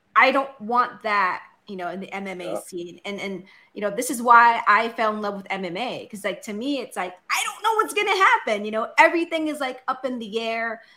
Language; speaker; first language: English; non-native, local second language; Filipino